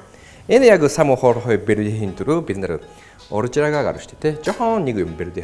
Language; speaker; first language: Mongolian; non-native, fluent; Japanese